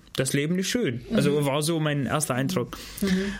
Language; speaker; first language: German; non-native, fluent; Albanian